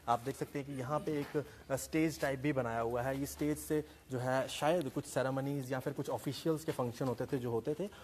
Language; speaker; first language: Hindi; native; Hindi